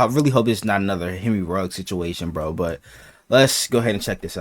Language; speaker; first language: English; native; English